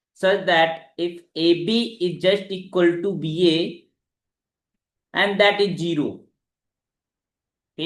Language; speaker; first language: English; non-native, local second language; Hindi